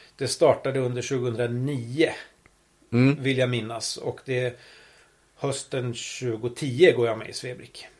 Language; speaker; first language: Swedish; native; Swedish